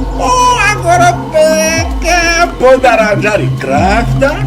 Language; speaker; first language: Portuguese; non-native, learner; Kinyarwanda